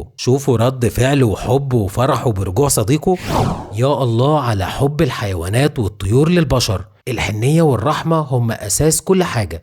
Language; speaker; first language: Arabic; native; Arabic